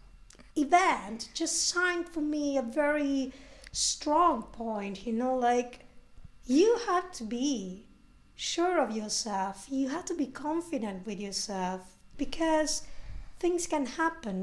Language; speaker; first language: English; non-native, fluent; Italian